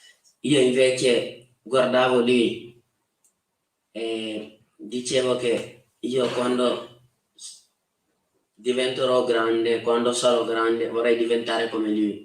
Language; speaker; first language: Italian; non-native, fluent; Wolof